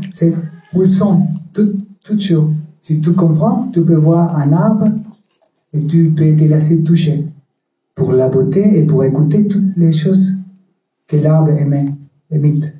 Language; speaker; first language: French; non-native, learner; Spanish